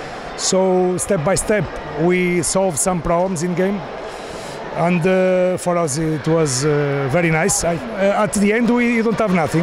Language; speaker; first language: English; non-native, learner; Portuguese